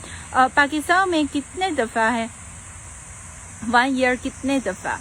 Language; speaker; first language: Urdu; non-native, fluent; Chinese